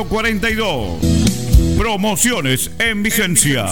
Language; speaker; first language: Spanish; native; Spanish